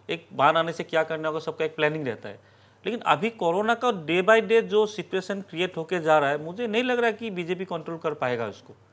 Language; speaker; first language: Hindi; non-native, local second language; Assamese